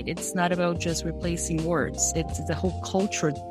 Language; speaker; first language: English; non-native, fluent; Portuguese